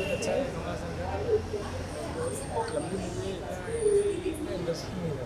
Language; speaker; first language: Hindi; native; Hindi